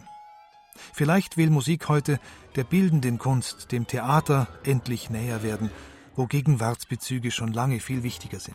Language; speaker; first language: German; native; German